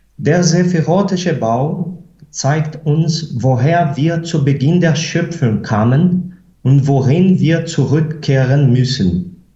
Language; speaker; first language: German; non-native, fluent; Portuguese